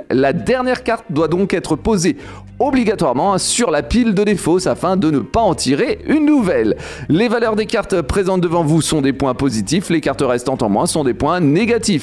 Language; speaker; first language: French; native; French